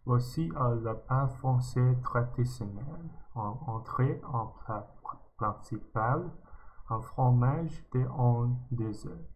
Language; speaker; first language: French; non-native, learner; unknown